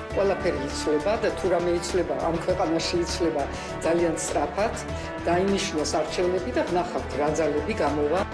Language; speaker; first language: Georgian; early bilingual, heritage; Georgian